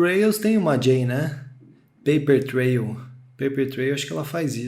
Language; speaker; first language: Portuguese; native; Portuguese